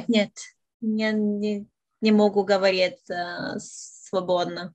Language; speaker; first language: Russian; non-native, learner; Bulgarian